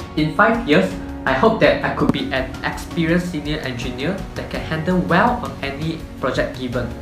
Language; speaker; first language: English; non-native, local second language; Chinese